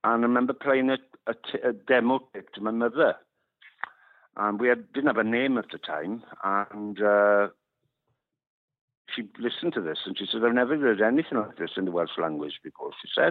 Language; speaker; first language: English; non-native, local second language; Welsh